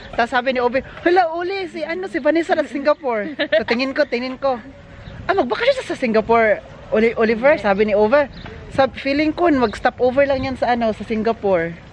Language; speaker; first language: Filipino; non-native, local second language; Cebuano